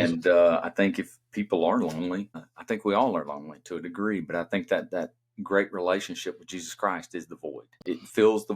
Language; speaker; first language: English; native; English